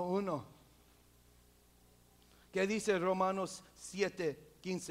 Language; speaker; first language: Spanish; non-native, local second language; English